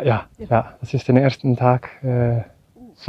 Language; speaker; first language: German; non-native, learner; Dutch